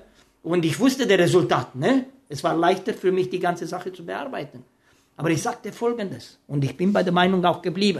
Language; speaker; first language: German; non-native, fluent; Romanian